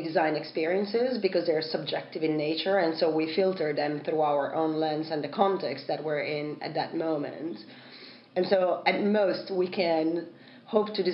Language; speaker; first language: English; non-native, fluent; Italian